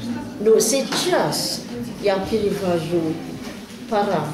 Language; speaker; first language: Russian; non-native, learner; English